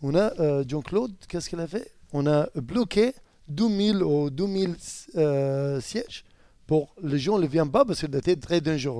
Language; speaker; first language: French; non-native, learner; Arabic